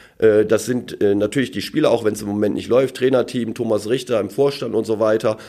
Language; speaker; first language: German; early bilingual, other home language; Turkish